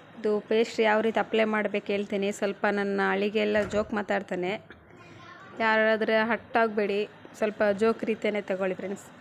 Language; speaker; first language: Kannada; native; Kannada